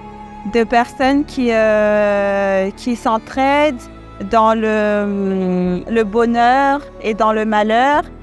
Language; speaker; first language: French; early bilingual, other home language; Malagasy